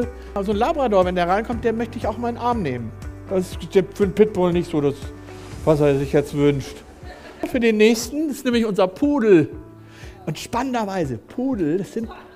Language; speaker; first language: German; native; German